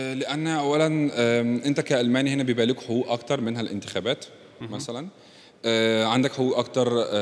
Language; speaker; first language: Arabic; early bilingual, heritage; Arabic